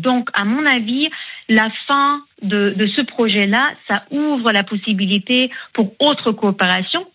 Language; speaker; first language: French; non-native, fluent; German